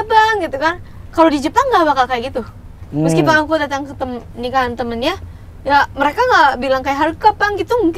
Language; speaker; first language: Indonesian; non-native, fluent; Japanese